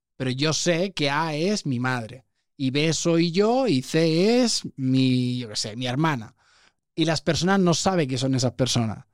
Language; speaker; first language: Spanish; native; Spanish